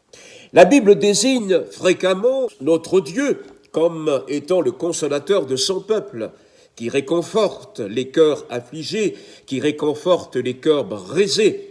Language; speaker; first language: French; native; French